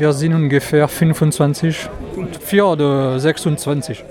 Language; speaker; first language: German; non-native, learner; French